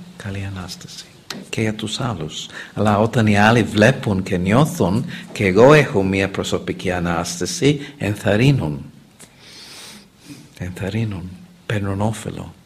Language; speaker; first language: Greek; non-native, learner; English